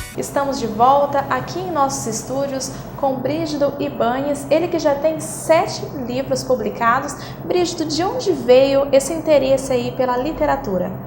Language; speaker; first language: Portuguese; native; Portuguese